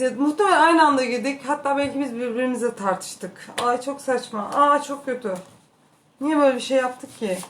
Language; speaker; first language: Turkish; native; Turkish